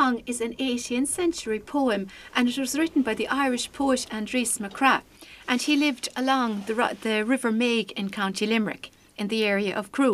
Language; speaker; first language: English; non-native, local second language; Irish